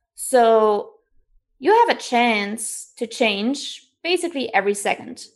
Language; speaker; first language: English; non-native, fluent; German